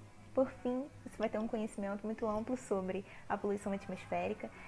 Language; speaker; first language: Portuguese; native; Portuguese